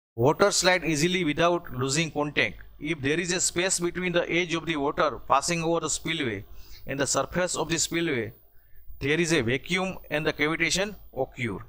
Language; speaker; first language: English; non-native, local second language; Gujarati